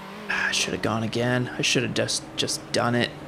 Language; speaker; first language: English; native; English